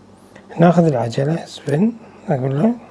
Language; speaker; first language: Arabic; native; Arabic